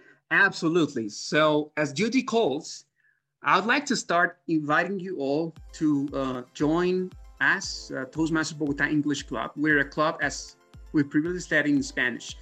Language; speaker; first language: English; non-native, fluent; Spanish